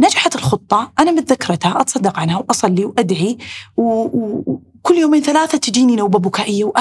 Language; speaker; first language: Arabic; native; Arabic